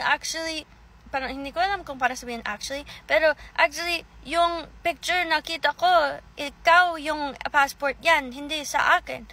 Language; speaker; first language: Filipino; early bilingual, heritage; English